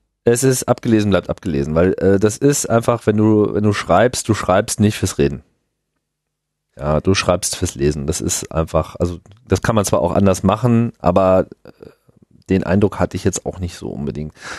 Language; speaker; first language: German; native; German